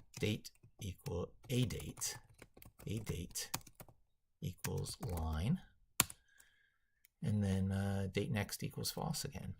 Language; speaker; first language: English; native; English